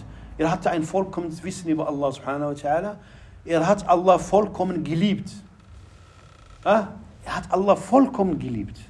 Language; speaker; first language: German; non-native, fluent; Arabic